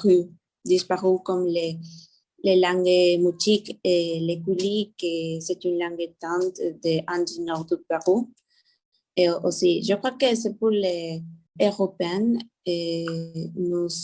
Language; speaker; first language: French; non-native, learner; Spanish